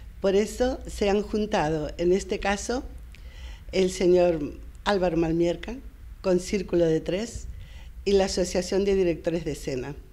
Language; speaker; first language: Spanish; native; Spanish